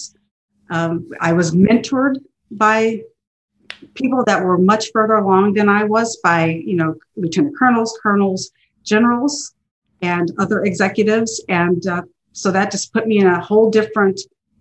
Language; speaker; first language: English; native; English